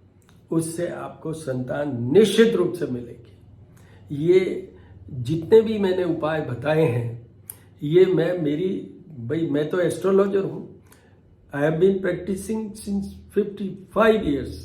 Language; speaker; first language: Hindi; native; Hindi